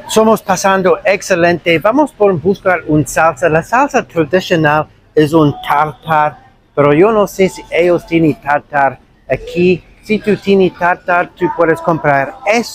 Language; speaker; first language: Spanish; non-native, learner; English